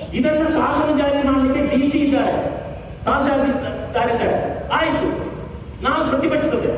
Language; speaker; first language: Kannada; non-native, local second language; Kodava